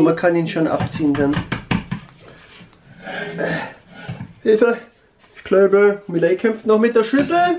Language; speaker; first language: German; native; German